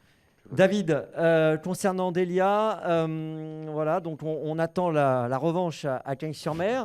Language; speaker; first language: French; native; French